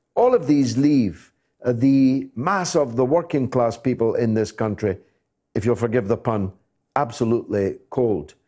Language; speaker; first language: English; native; English